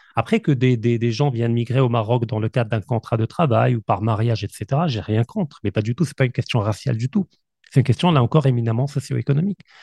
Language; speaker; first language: French; non-native, local second language; Arabic